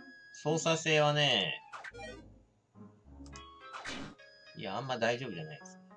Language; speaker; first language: Japanese; native; Japanese